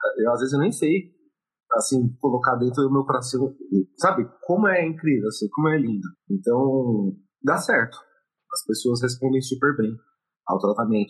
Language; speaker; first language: Portuguese; native; Portuguese